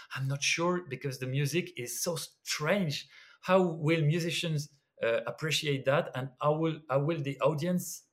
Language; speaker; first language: English; non-native, fluent; French